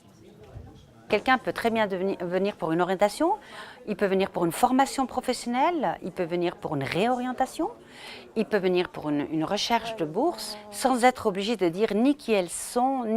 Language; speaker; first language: French; native; French